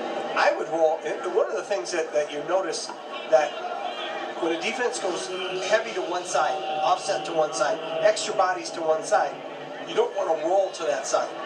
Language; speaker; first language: English; native; English